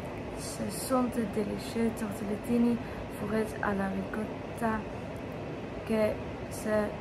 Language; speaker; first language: French; non-native, learner; Dutch